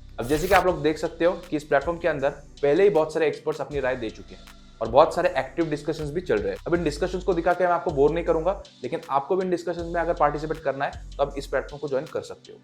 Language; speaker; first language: Hindi; native; Hindi